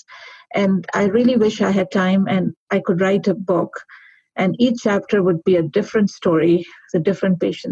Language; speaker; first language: English; non-native, local second language; Urdu